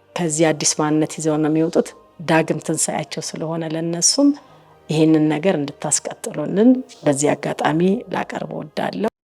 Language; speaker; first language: Amharic; native; Amharic